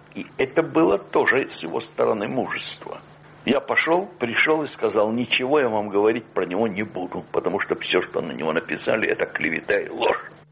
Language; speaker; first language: Russian; native; Russian